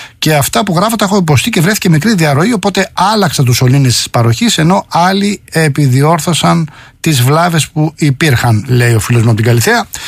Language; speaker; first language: Greek; native; Greek